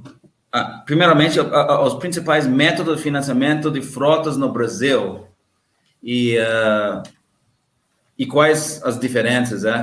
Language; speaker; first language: Portuguese; non-native, learner; English